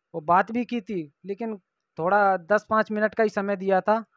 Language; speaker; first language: Hindi; native; Hindi